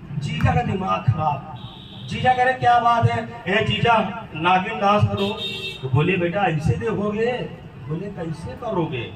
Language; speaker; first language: Hindi; native; Hindi